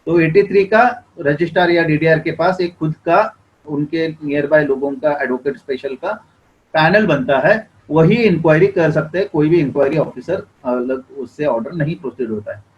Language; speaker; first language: Hindi; non-native, local second language; Marathi